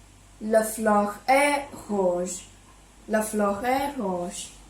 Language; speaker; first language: French; non-native, learner; Chinese